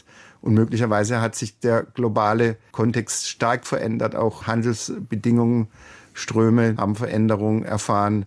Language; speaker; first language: German; native; German